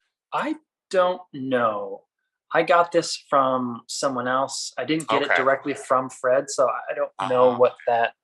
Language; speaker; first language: English; native; English